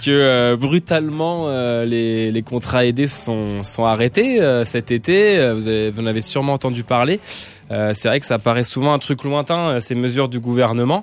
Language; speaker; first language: French; native; French